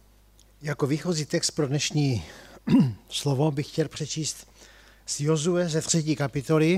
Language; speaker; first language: Czech; native; Czech